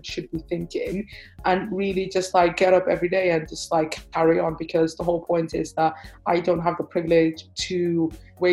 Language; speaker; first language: English; native; English